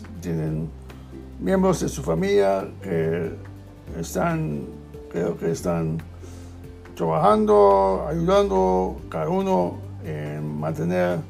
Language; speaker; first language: Spanish; non-native, learner; English